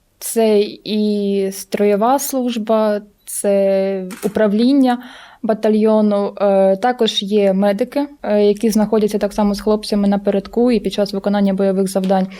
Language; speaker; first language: Ukrainian; non-native, local second language; Russian